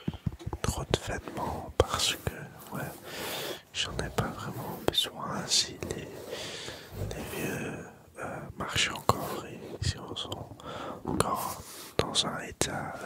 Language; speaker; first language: French; non-native, learner; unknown